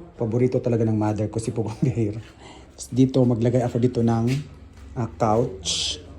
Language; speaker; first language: Filipino; non-native, local second language; Cebuano